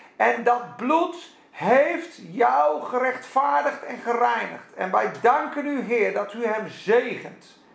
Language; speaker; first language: Dutch; non-native, fluent; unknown